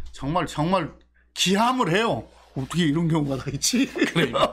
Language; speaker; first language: Korean; native; Korean